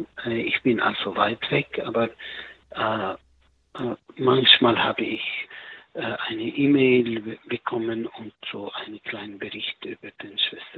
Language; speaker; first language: German; non-native, learner; Arabic